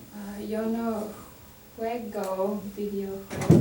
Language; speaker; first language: Spanish; non-native, learner; English